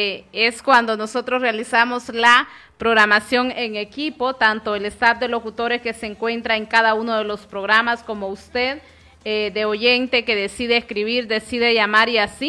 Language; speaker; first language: Spanish; native; Spanish